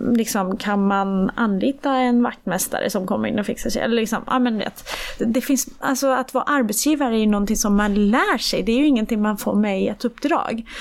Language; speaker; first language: Swedish; early bilingual, other home language; Persian